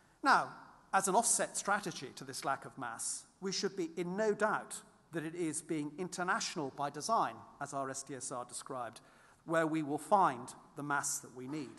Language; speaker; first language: English; native; English